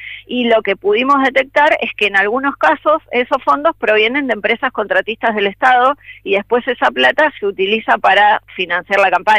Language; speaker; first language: Spanish; native; Spanish